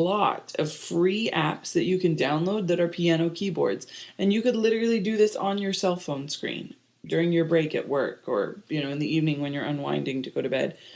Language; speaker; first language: English; native; English